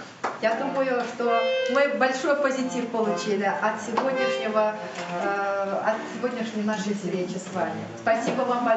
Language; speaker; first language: Russian; non-native, local second language; Uzbek